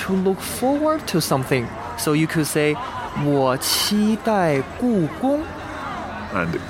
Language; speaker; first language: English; non-native, fluent; Chinese